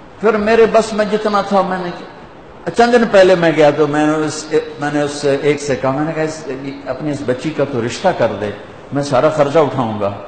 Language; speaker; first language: Urdu; non-native, local second language; Punjabi